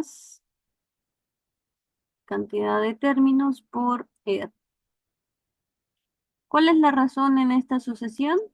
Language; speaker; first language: Spanish; native; Spanish